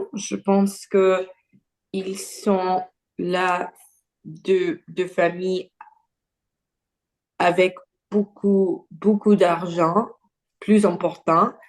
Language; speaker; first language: French; non-native, learner; Portuguese